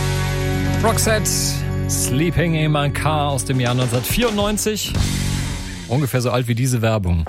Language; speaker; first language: German; native; German